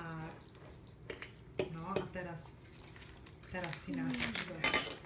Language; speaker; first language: Slovak; native; Slovak